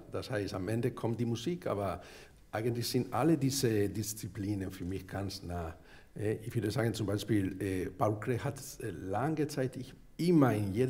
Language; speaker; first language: German; non-native, fluent; Spanish